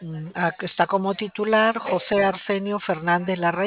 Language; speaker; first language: Spanish; native; Spanish